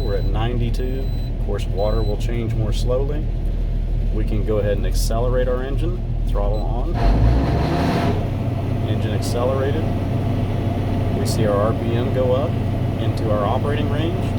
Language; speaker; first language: English; native; English